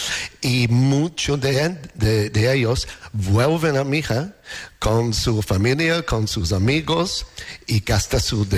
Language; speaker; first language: Spanish; non-native, learner; English